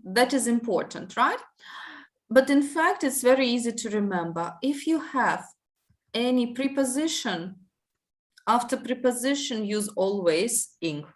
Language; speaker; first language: English; non-native, fluent; Russian